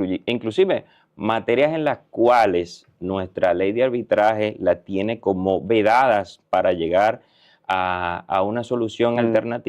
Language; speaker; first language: Spanish; native; Spanish